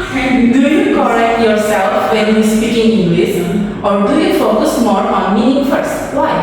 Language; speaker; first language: English; non-native, learner; Indonesian